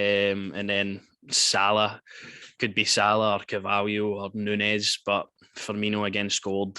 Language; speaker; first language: English; native; English